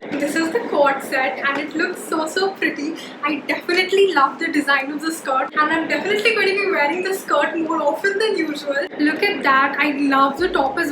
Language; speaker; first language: English; non-native, local second language; Hindi